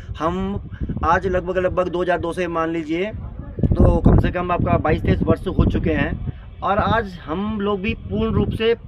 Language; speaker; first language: Hindi; native; Hindi